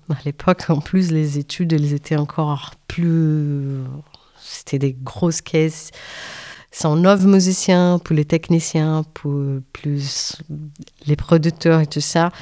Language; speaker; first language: French; non-native, fluent; Portuguese